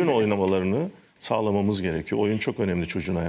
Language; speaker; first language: Turkish; native; Turkish